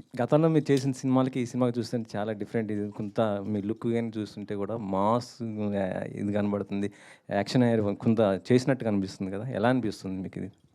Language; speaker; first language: Telugu; native; Telugu